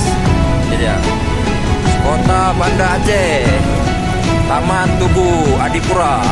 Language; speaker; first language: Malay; non-native, local second language; Achinese